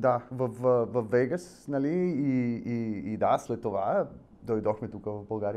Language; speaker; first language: Bulgarian; non-native, learner; Spanish